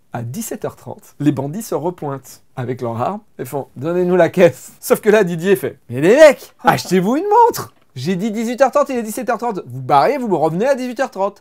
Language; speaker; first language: French; native; French